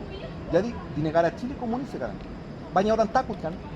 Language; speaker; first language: Indonesian; non-native, fluent; Spanish